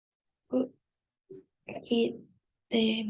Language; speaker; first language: Japanese; non-native, learner; Indonesian